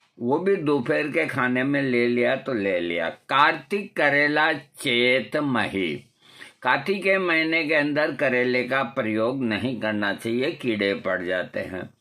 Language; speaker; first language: Hindi; non-native, local second language; Marwari